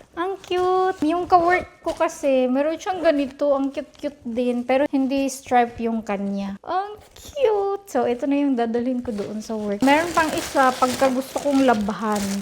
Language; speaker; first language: Filipino; non-native, local second language; Cebuano